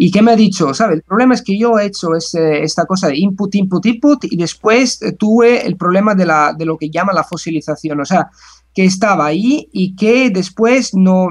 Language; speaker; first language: Spanish; non-native, fluent; Italian